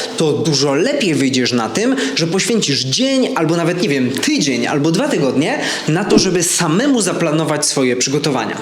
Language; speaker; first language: Polish; native; Polish